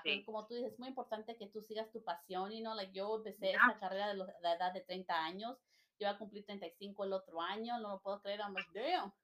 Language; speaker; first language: Spanish; native; Spanish